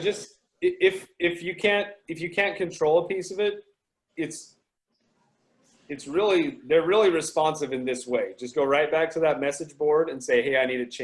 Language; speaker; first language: English; native; English